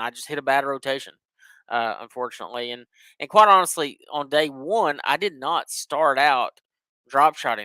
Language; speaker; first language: English; native; English